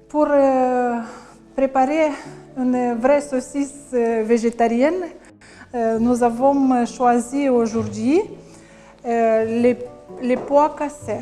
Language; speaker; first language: French; non-native, learner; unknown